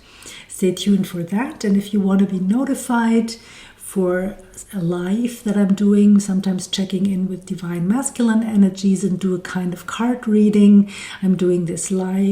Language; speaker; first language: English; non-native, fluent; German